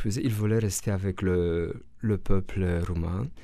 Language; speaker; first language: French; non-native, fluent; Romanian